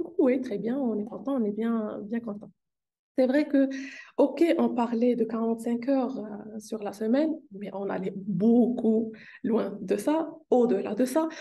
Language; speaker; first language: French; non-native, local second language; Arabic